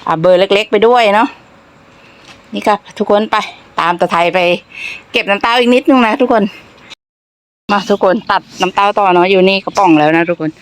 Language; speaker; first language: Thai; non-native, local second language; Northeastern Thai